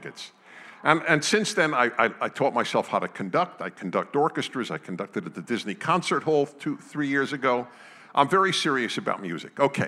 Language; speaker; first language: English; native; English